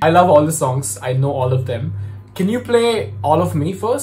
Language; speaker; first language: English; non-native, local second language; Marathi